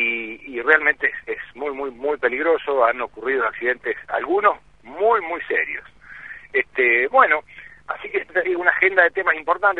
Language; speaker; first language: Spanish; native; Spanish